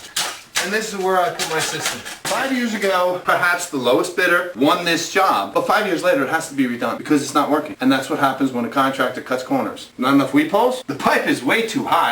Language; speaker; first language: English; native; English